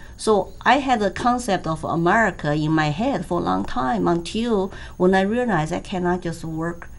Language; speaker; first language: English; non-native, fluent; Chinese